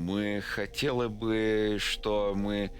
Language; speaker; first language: Russian; non-native, learner; English